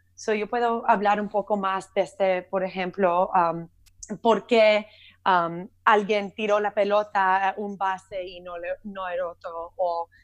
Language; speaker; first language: Spanish; early bilingual, heritage; Spanish